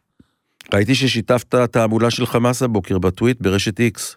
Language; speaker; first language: Hebrew; native; Hebrew